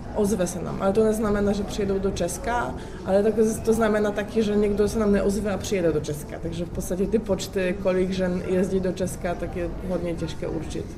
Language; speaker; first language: Czech; native; Czech